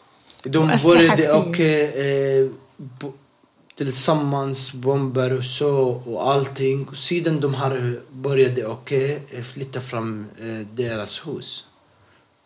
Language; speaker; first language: Swedish; non-native, local second language; Arabic